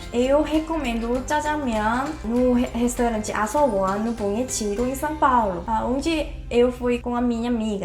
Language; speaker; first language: Portuguese; non-native, fluent; Korean